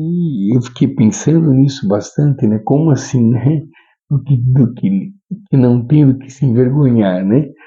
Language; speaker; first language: Portuguese; native; Portuguese